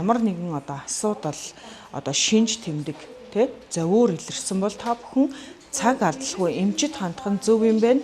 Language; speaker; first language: Mongolian; native; Mongolian